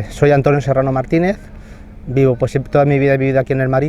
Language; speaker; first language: Spanish; native; Spanish